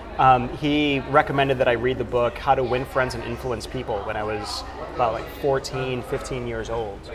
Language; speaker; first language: English; early bilingual, other home language; Spanish